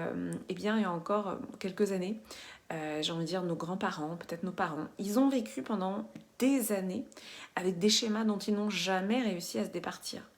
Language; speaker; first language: French; native; French